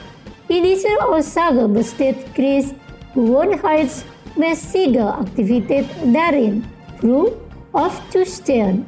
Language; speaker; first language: German; non-native, fluent; Indonesian